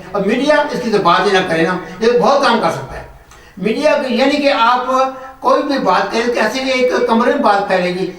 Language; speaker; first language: Urdu; non-native, local second language; Punjabi